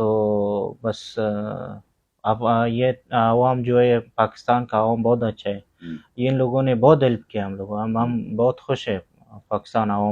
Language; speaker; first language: Hindi; non-native, learner; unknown